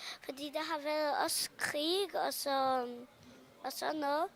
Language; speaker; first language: Danish; early bilingual, other home language; Polish